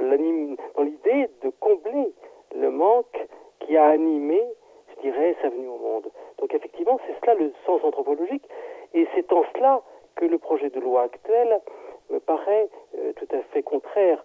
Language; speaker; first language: French; native; French